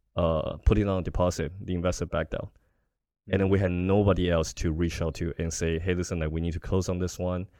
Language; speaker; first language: English; non-native, fluent; Chinese